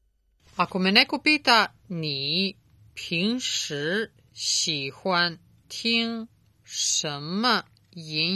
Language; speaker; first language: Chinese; non-native, learner; Serbian